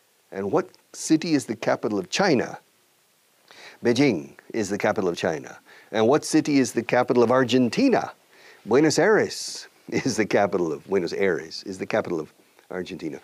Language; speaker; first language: English; native; English